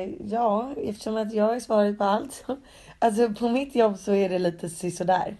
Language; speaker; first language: Swedish; early bilingual, other home language; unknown